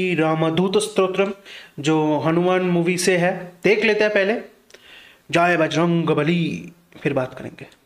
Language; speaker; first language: Hindi; non-native, local second language; Bangla